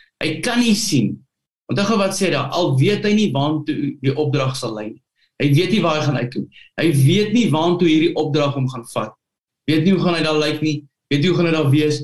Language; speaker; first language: Afrikaans; native; Afrikaans